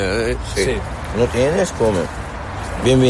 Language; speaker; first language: Spanish; non-native, learner; Arabic